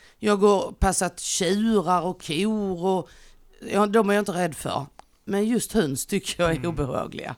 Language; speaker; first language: Swedish; native; Swedish